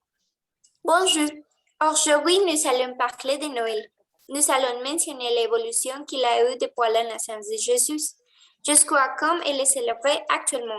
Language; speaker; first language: French; non-native, learner; Spanish